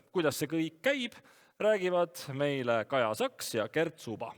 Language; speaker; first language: Estonian; native; Estonian